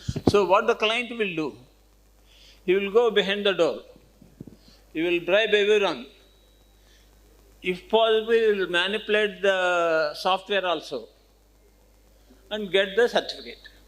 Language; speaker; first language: English; non-native, local second language; Telugu